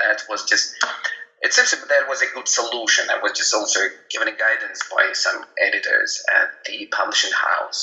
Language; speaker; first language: English; non-native, fluent; Ukrainian